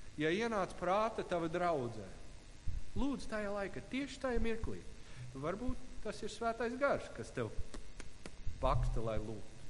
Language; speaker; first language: Latvian; non-native, fluent; English